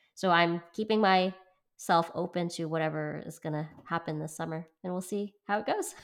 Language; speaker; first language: English; native; English